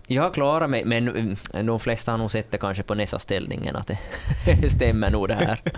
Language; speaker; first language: Swedish; native; Swedish